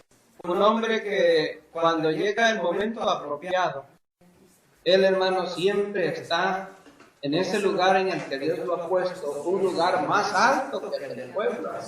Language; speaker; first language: Spanish; native; Spanish